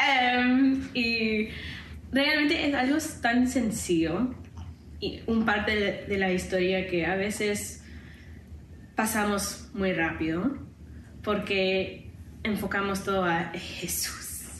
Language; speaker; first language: Spanish; non-native, learner; English